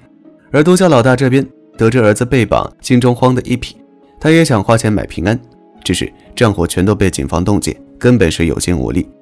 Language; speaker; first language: Chinese; native; Chinese